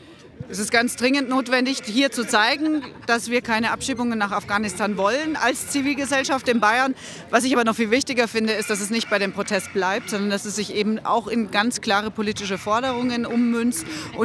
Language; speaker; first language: German; native; German